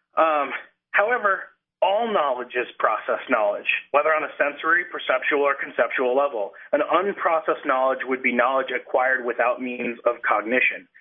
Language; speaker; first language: English; non-native, fluent; Dutch